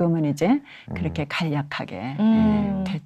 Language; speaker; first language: Korean; native; Korean